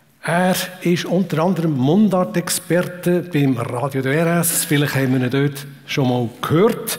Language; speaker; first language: German; native; German